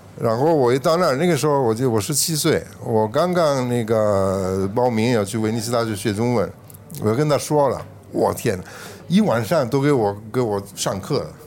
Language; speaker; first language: Chinese; non-native, fluent; Italian